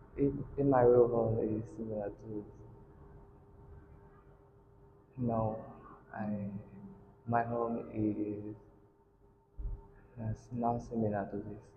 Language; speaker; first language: English; non-native, learner; Vietnamese